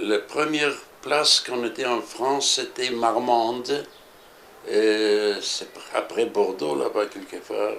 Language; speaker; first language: French; early bilingual, other home language; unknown